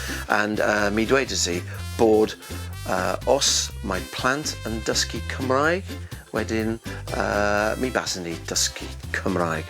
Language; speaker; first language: Welsh; non-native, learner; English